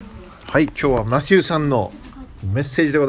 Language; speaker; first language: Japanese; native; Japanese